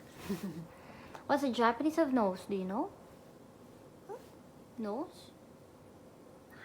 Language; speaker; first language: English; non-native, local second language; Filipino